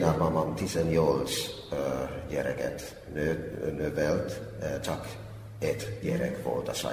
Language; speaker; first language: Hungarian; non-native, fluent; Finnish